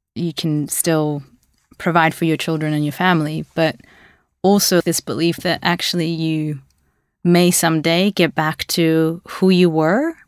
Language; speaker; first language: English; early bilingual, other home language; Russian